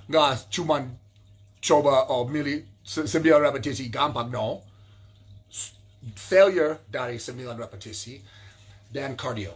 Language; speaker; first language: Indonesian; non-native, learner; English